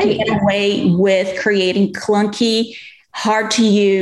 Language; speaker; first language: English; non-native, fluent; Portuguese